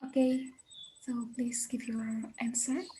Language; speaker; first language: English; non-native, learner; Indonesian